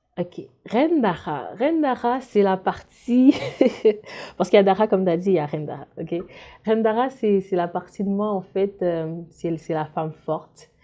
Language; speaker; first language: French; non-native, local second language; Haitian Creole